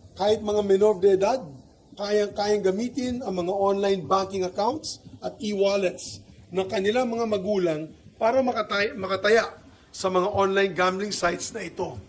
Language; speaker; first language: Filipino; non-native, local second language; Cebuano